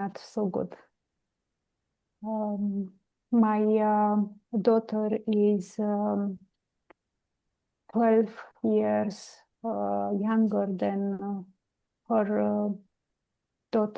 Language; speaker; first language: English; non-native, learner; Romanian